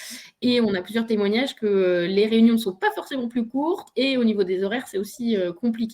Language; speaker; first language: French; native; French